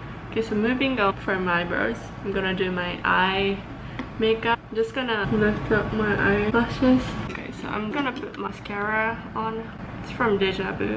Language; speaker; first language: English; non-native, fluent; Japanese